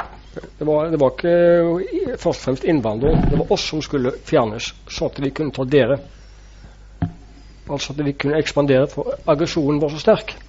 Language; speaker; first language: Norwegian; native; Norwegian